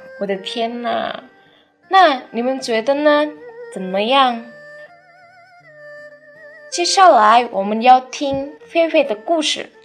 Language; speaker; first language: Chinese; non-native, fluent; Indonesian